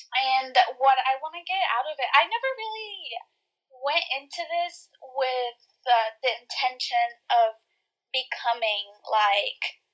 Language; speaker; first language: English; early bilingual, other home language; Spanish